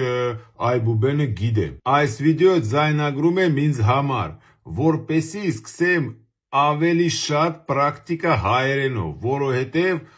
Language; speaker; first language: Armenian; early bilingual, heritage; Armenian